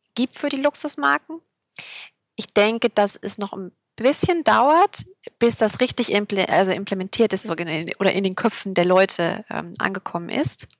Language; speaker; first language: German; native; German